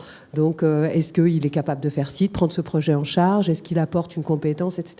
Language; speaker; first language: French; native; French